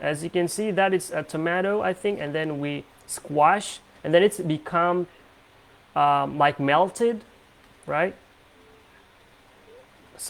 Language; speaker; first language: English; non-native, learner; Indonesian